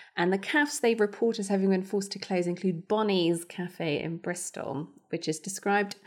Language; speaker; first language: English; non-native, fluent; German